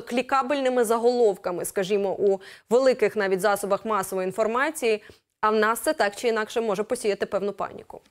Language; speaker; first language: Ukrainian; native; Ukrainian